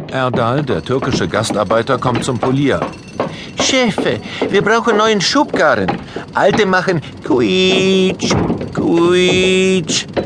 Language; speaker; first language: German; native; German